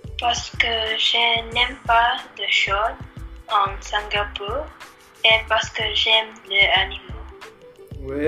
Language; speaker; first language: French; non-native, learner; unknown